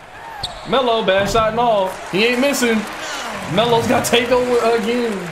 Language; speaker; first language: English; native; English